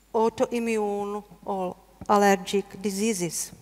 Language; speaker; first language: English; non-native, learner; Czech